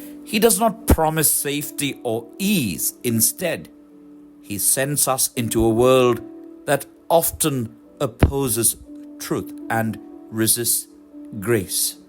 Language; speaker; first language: English; non-native, local second language; Malayalam